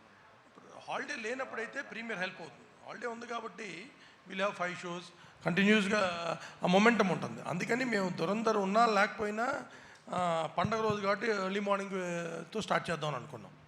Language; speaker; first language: Telugu; native; Telugu